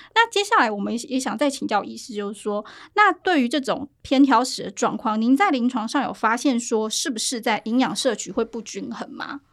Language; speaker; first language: Chinese; native; Chinese